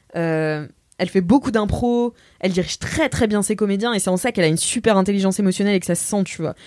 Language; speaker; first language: French; native; French